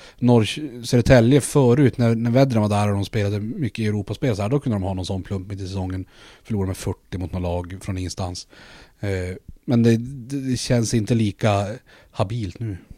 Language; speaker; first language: Swedish; native; Swedish